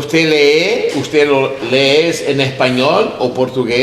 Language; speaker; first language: Spanish; non-native, learner; English